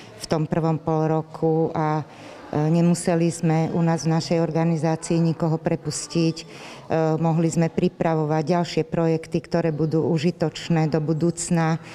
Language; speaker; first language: Slovak; native; Slovak